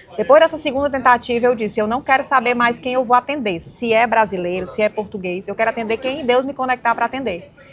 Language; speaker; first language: Portuguese; native; Portuguese